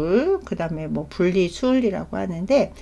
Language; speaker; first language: Korean; native; Korean